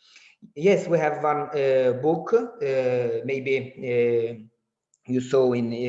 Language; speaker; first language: English; non-native, learner; Azerbaijani